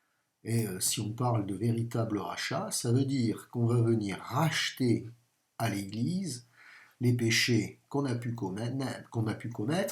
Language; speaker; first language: French; native; French